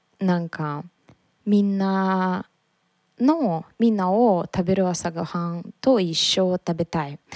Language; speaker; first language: Japanese; non-native, learner; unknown